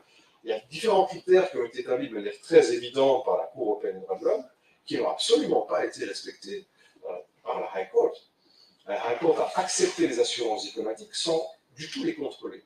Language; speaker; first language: French; native; French